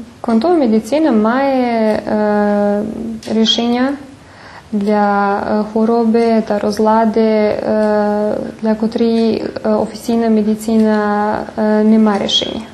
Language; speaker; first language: Ukrainian; early bilingual, heritage; Ukrainian